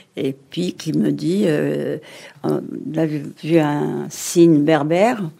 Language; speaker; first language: French; early bilingual, other home language; Kabyle